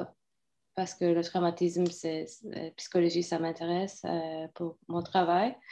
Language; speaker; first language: French; non-native, fluent; Turkish